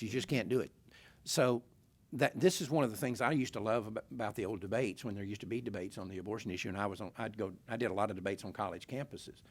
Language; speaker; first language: English; native; English